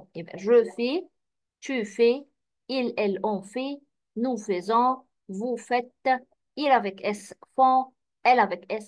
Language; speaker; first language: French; non-native, fluent; Arabic